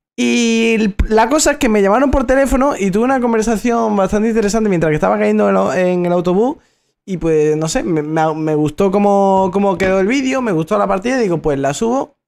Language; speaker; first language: Spanish; native; Spanish